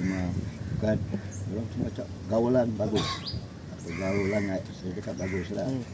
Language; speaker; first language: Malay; non-native, local second language; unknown